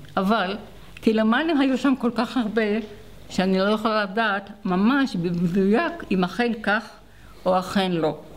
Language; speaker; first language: Hebrew; native; Hebrew